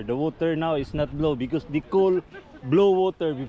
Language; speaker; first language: English; non-native, learner; Filipino